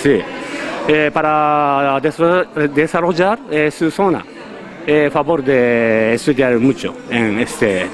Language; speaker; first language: Spanish; non-native, learner; Japanese